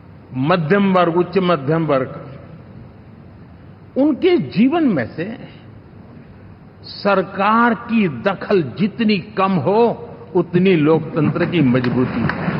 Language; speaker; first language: Hindi; non-native, local second language; Gujarati